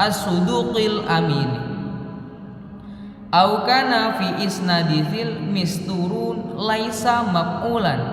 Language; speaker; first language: Arabic; non-native, learner; Indonesian